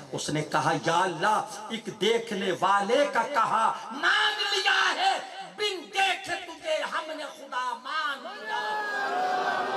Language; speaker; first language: Urdu; non-native, local second language; Saraiki